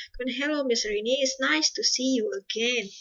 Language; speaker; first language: English; non-native, fluent; Indonesian